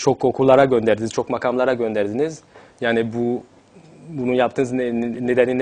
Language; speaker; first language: Turkish; non-native, fluent; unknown